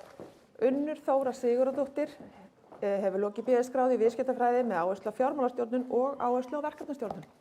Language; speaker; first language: Icelandic; native; Icelandic